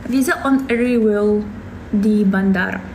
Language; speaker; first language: Indonesian; non-native, learner; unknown